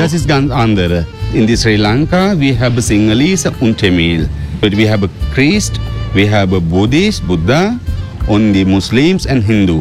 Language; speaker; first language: German; non-native, learner; Sinhala